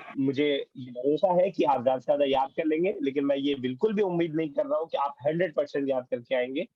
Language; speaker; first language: Urdu; native; Urdu